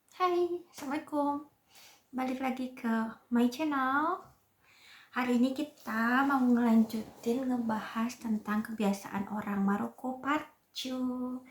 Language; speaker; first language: Indonesian; native; Indonesian